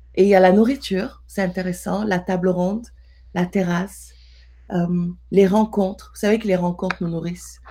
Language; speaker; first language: French; non-native, local second language; Wolof